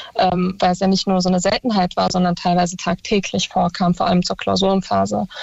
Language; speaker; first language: German; early bilingual, other home language; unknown